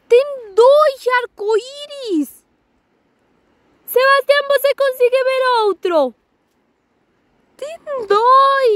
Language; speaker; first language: Portuguese; non-native, fluent; Spanish